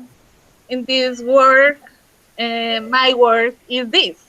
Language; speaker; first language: English; non-native, learner; Spanish